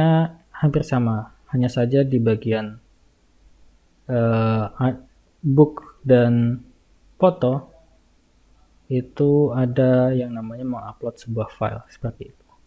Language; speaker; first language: Indonesian; native; Indonesian